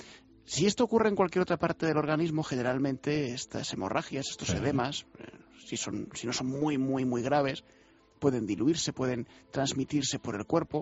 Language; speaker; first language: Spanish; native; Spanish